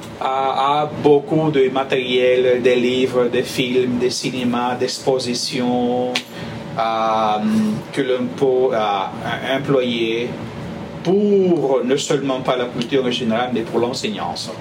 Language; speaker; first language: French; non-native, fluent; Spanish